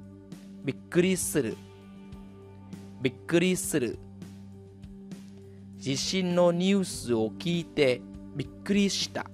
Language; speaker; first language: Japanese; non-native, fluent; Vietnamese